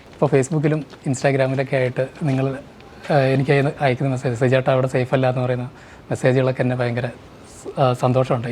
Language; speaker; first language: Malayalam; native; Malayalam